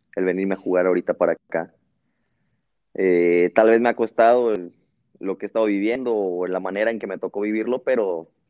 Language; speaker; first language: Spanish; native; Spanish